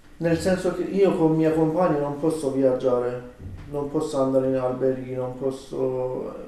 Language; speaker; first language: Italian; non-native, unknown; Persian